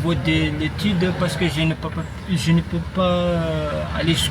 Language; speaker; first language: French; non-native, local second language; Malagasy